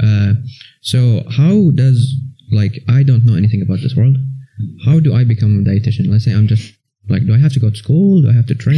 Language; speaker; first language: English; non-native, fluent; Arabic